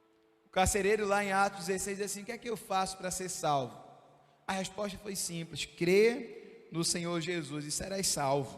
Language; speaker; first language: Portuguese; native; Portuguese